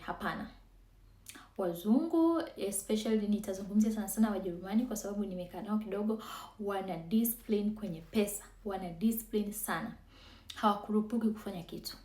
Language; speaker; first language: Swahili; native; Swahili